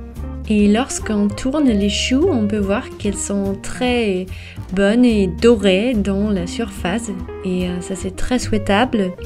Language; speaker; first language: French; non-native, fluent; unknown